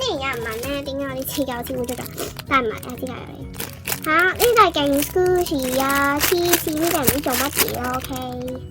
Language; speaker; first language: Cantonese; native; Cantonese